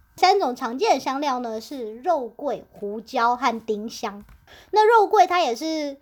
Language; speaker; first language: Chinese; native; Chinese